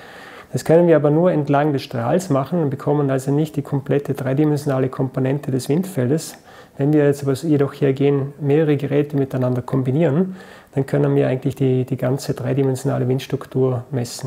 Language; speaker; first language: German; native; German